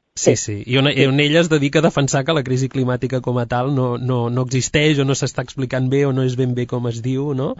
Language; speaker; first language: Catalan; native; Catalan